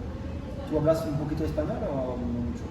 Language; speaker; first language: Spanish; non-native, learner; French